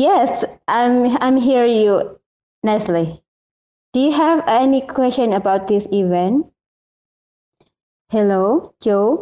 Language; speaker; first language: English; non-native, learner; Indonesian